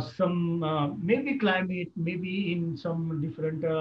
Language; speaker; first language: English; non-native, local second language; Marathi